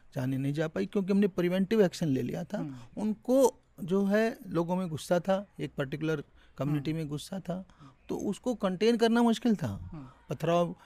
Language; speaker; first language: Hindi; native; Hindi